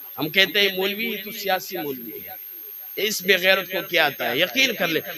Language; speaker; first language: Urdu; non-native, local second language; Pashto